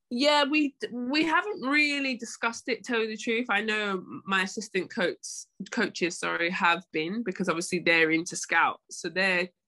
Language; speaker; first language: English; native; English